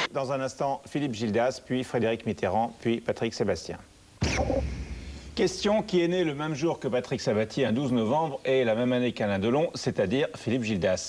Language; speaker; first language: French; native; French